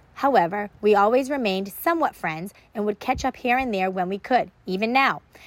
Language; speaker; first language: English; native; English